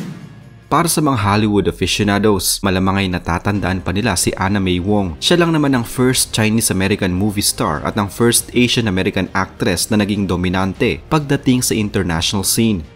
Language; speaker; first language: Filipino; native; Filipino